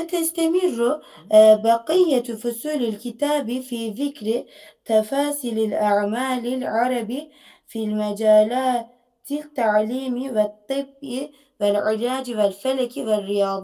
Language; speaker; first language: Arabic; non-native, learner; Turkish